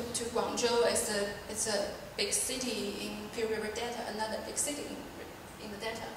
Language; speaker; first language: English; non-native, learner; Chinese